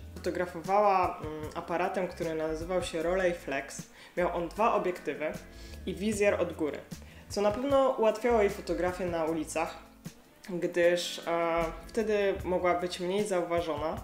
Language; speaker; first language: Polish; native; Polish